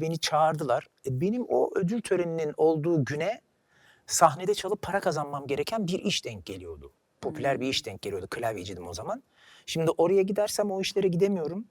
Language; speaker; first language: Turkish; native; Turkish